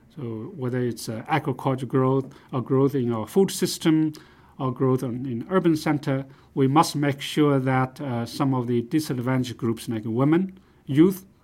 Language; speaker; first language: English; non-native, fluent; Chinese